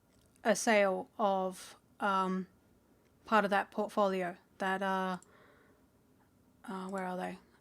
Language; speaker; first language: English; native; English